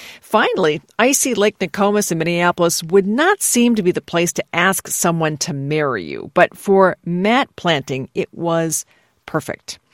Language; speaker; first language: English; native; English